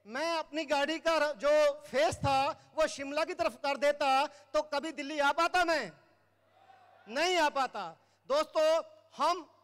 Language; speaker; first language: Hindi; native; Hindi